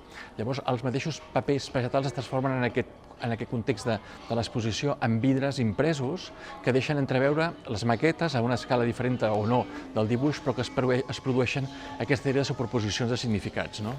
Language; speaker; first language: Catalan; native; Catalan